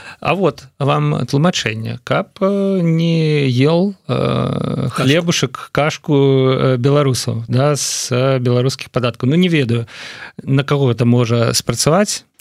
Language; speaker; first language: Belarusian; non-native, local second language; Russian